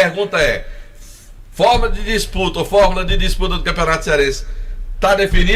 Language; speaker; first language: Portuguese; native; Portuguese